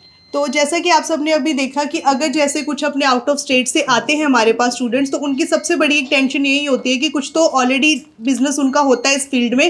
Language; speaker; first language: Hindi; native; Hindi